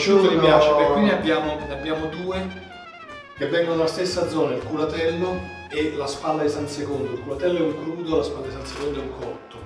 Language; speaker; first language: Italian; native; Italian